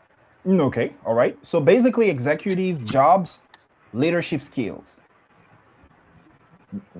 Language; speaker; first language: English; non-native, fluent; French